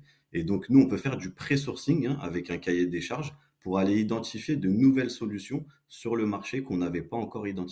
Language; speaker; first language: French; native; French